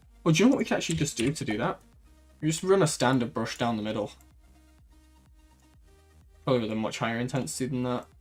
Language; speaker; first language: English; native; English